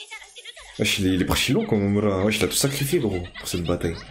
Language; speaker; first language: French; native; French